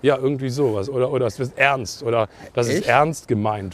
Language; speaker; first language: German; native; German